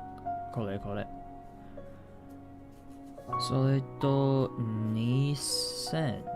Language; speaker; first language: Japanese; non-native, learner; English